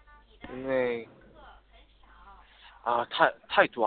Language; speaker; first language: Chinese; non-native, learner; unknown